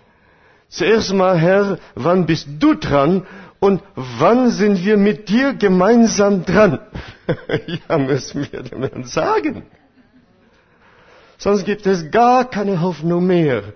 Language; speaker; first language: German; non-native, fluent; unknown